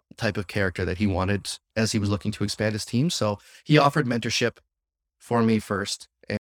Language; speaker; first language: English; native; English